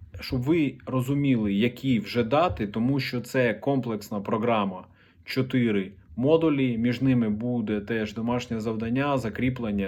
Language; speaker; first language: Ukrainian; non-native, local second language; Russian